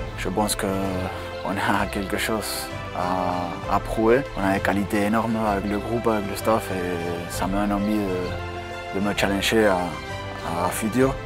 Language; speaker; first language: French; non-native, learner; Spanish